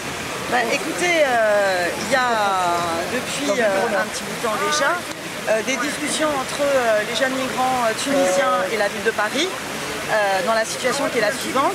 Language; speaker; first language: French; native; French